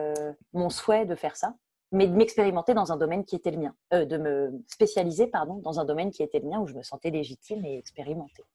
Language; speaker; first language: French; native; French